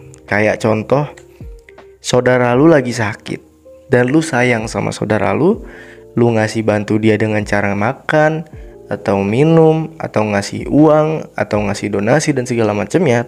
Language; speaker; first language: Indonesian; native; Indonesian